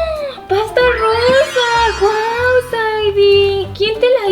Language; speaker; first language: Spanish; native; Spanish